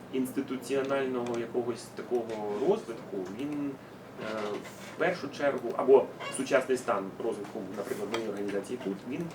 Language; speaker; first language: Ukrainian; non-native, fluent; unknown